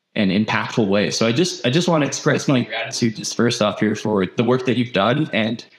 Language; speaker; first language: English; native; English